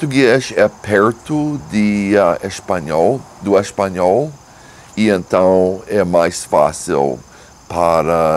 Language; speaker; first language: Portuguese; non-native, learner; English